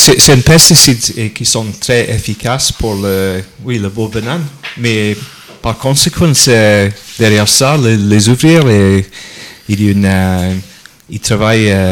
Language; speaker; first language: French; non-native, learner; English